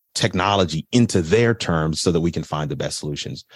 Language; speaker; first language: English; native; English